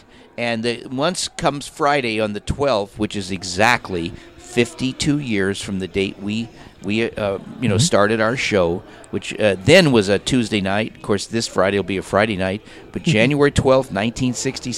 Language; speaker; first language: English; native; English